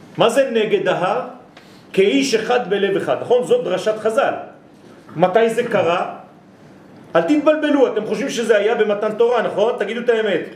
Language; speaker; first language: Hebrew; non-native, fluent; French